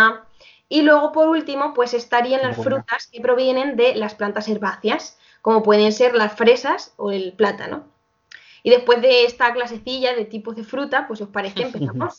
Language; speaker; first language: Spanish; native; Spanish